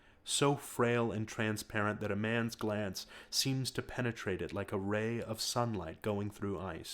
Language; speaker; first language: English; native; English